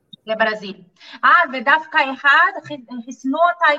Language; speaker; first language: Hebrew; non-native, fluent; Portuguese